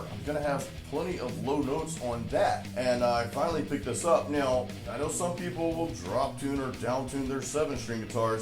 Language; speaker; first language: English; native; English